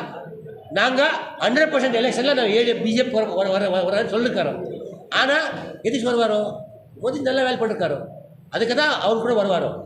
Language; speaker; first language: Tamil; non-native, learner; Kannada